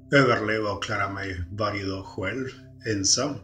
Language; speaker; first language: Swedish; early bilingual, other home language; Spanish